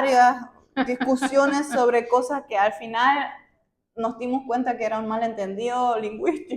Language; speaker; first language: Spanish; non-native, fluent; German